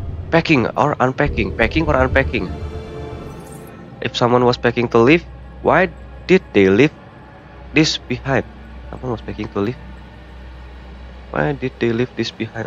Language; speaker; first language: English; non-native, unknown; Indonesian